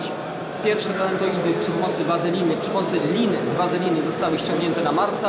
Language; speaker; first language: Polish; native; Polish